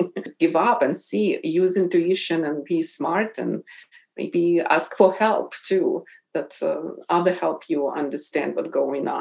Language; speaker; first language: English; non-native, fluent; Russian